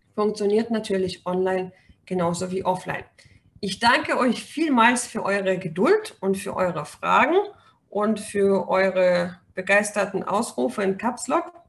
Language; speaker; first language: German; non-native, fluent; Russian